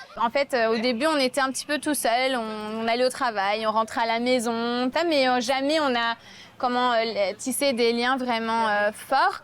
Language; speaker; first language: French; native; French